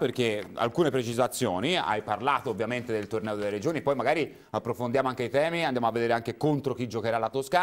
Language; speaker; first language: Italian; native; Italian